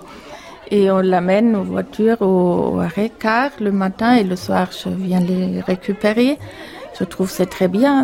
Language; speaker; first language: French; non-native, fluent; German